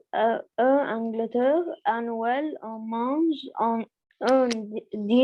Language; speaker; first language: French; non-native, learner; Arabic